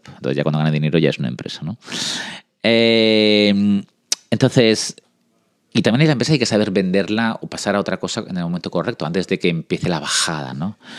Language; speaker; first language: Spanish; early bilingual, other home language; French